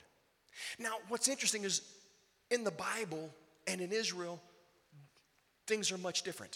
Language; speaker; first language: English; native; English